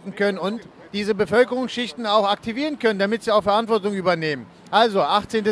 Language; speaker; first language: German; early bilingual, other home language; Turkish